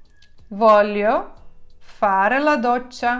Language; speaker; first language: Italian; non-native, fluent; Ukrainian